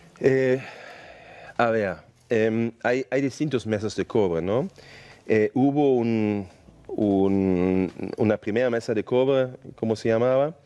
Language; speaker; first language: Spanish; non-native, fluent; German